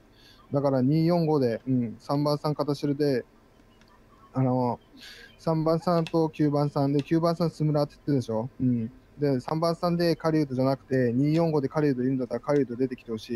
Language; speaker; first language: Japanese; native; Japanese